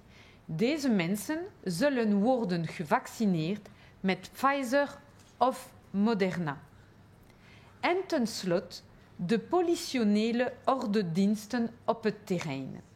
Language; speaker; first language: Dutch; non-native, local second language; French